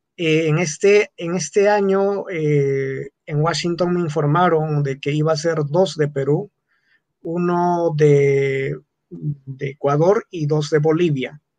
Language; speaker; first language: Spanish; non-native, local second language; Quechua